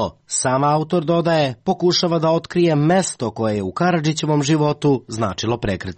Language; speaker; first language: Serbian; native; Serbian